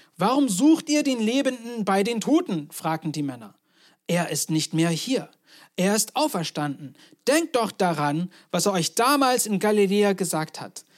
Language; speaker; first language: German; non-native, fluent; English